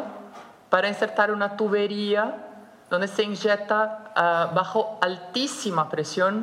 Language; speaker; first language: Spanish; non-native, fluent; Portuguese